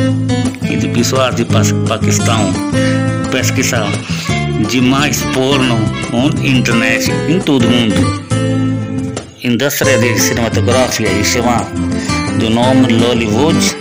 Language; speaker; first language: Portuguese; non-native, learner; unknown